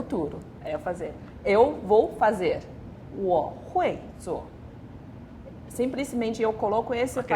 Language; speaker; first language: Portuguese; non-native, fluent; Chinese